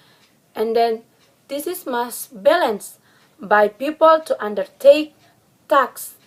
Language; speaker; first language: English; non-native, learner; Indonesian